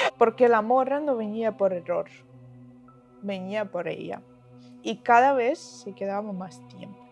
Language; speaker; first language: Spanish; non-native, fluent; Ukrainian